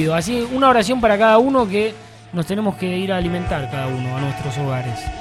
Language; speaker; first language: Spanish; native; Spanish